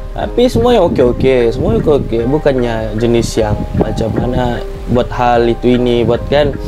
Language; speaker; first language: Malay; native; Malay